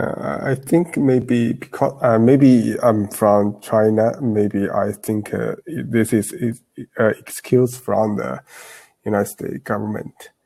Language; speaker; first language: English; non-native, learner; Chinese